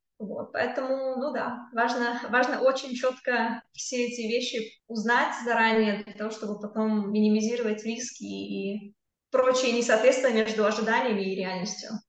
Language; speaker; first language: Russian; native; Russian